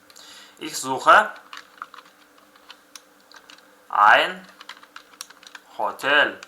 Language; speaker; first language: German; non-native, fluent; Uzbek